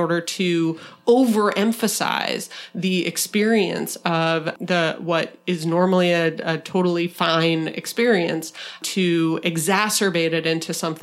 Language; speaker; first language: English; native; English